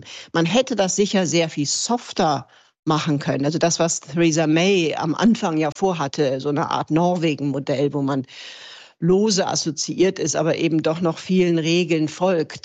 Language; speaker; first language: German; native; German